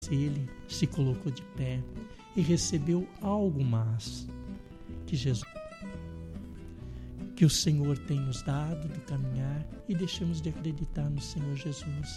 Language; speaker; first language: Portuguese; native; Portuguese